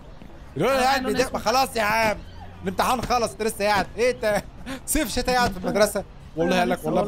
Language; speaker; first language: Arabic; native; Arabic